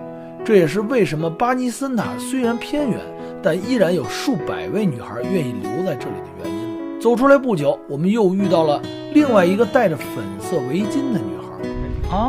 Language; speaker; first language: Chinese; native; Chinese